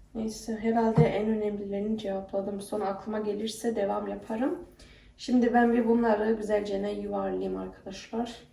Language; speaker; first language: Turkish; early bilingual, heritage; Turkish